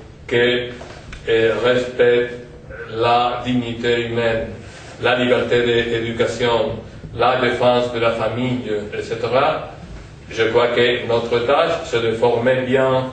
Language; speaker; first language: French; non-native, fluent; Spanish